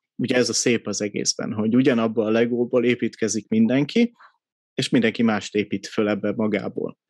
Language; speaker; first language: Hungarian; native; Hungarian